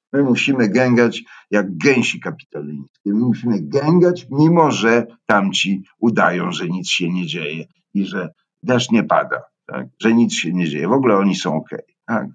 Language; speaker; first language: Polish; native; Polish